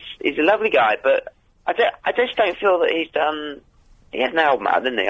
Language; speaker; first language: English; native; English